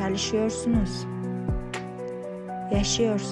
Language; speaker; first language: Turkish; non-native, fluent; Uzbek